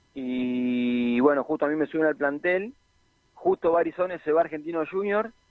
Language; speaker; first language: Spanish; native; Spanish